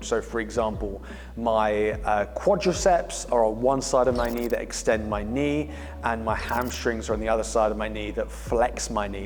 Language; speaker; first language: English; native; English